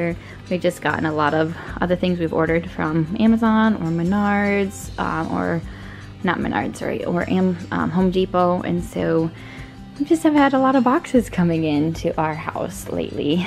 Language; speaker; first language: English; native; English